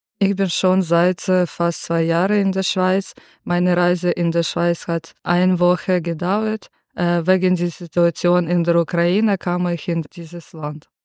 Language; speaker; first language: German; non-native, learner; Ukrainian